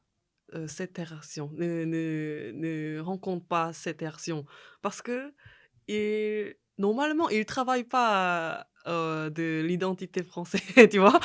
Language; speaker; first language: French; non-native, fluent; Korean